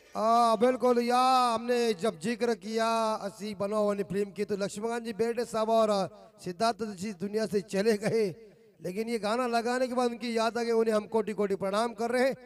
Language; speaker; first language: Hindi; non-native, local second language; Marathi